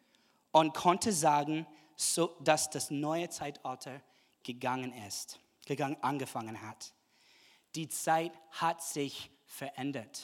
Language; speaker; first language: German; non-native, fluent; English